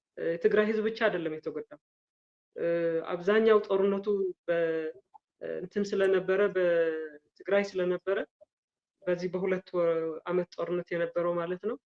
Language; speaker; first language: Amharic; non-native, local second language; Tigrinya